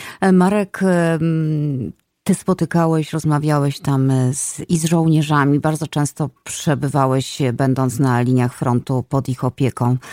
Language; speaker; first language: Polish; native; Polish